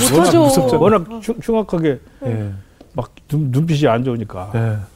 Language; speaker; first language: Korean; native; Korean